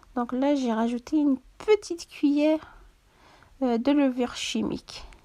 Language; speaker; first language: French; non-native, local second language; Arabic